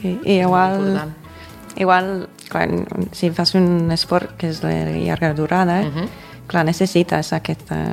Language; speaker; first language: Catalan; non-native, fluent; English